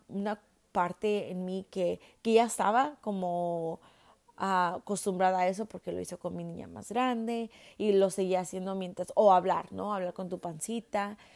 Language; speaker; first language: Spanish; early bilingual, heritage; Spanish